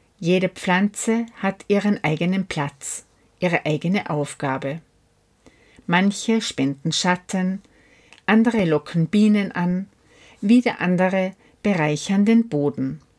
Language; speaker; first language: German; native; German